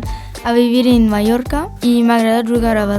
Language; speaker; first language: Catalan; non-native, learner; French